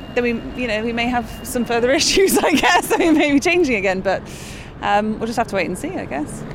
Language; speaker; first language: English; native; English